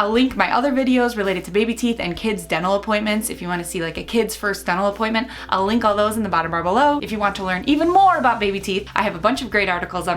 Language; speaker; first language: English; native; English